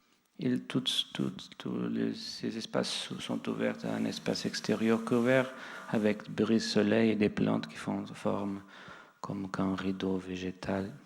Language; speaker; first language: French; non-native, fluent; Portuguese